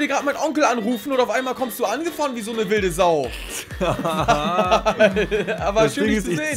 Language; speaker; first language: German; native; German